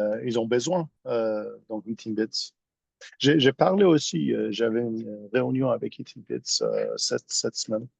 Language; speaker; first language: French; non-native, fluent; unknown